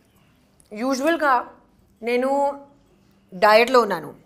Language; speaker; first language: Telugu; non-native, local second language; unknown